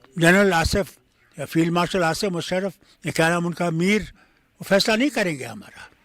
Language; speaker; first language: Urdu; non-native, local second language; Kashmiri